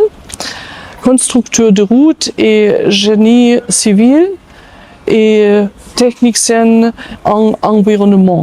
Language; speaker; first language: French; non-native, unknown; German